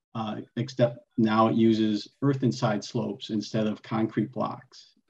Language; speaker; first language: English; native; English